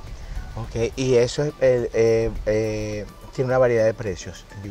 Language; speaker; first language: Spanish; native; Spanish